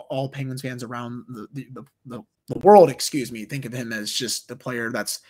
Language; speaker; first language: English; native; English